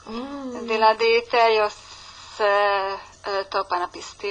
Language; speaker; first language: Greek; non-native, learner; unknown